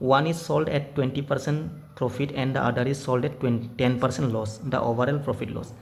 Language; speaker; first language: English; non-native, local second language; Assamese